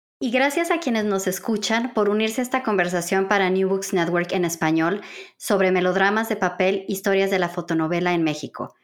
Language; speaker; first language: Spanish; native; Spanish